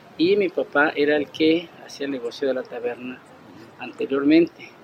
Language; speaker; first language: Spanish; native; Spanish